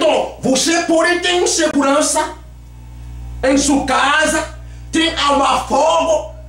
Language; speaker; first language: Portuguese; non-native, learner; Haitian Creole